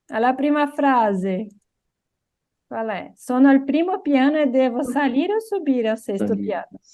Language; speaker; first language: Italian; non-native, fluent; Portuguese